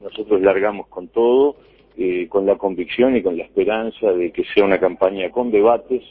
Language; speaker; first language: Spanish; native; Spanish